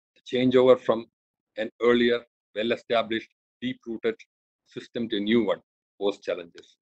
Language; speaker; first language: English; non-native, local second language; Malayalam